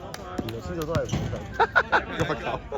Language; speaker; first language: Chinese; native; Chinese